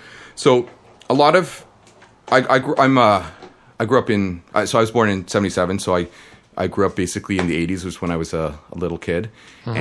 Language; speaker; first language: English; native; English